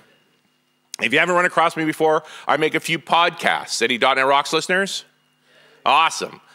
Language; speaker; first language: English; native; English